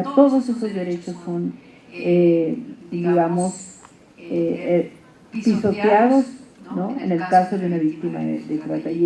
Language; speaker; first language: Spanish; native; Spanish